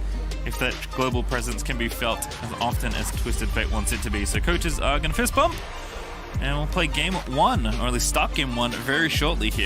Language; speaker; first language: English; native; English